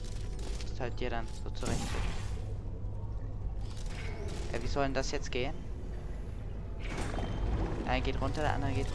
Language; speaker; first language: German; native; German